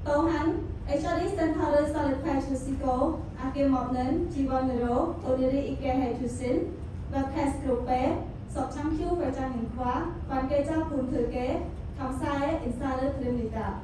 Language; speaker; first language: Korean; non-native, learner; Khmer